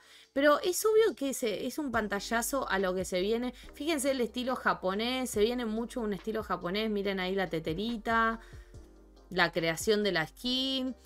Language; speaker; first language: Spanish; native; Spanish